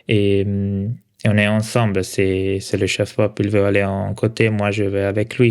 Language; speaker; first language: French; non-native, local second language; Italian